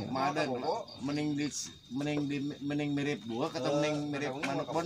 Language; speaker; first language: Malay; non-native, local second language; Sundanese